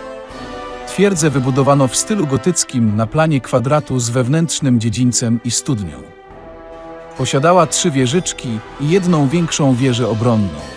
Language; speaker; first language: Polish; native; Polish